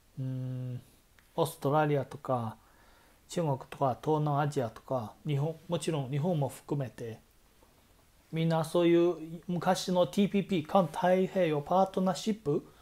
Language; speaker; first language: Japanese; non-native, fluent; Chinese